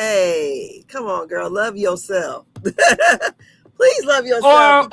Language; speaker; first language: English; native; English